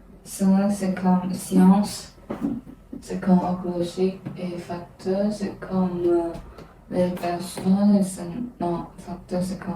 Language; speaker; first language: French; non-native, learner; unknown